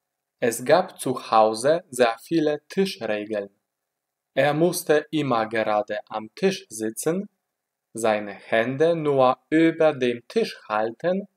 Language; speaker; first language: German; non-native, fluent; Polish